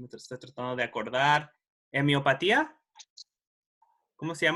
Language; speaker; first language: Spanish; early bilingual, heritage; Spanish